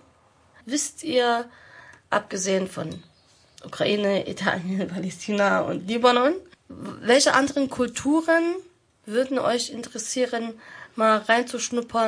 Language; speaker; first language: German; early bilingual, heritage; German